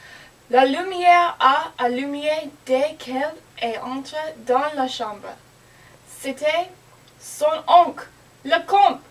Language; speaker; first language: French; non-native, learner; English